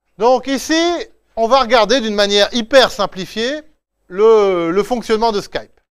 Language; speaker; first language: French; native; French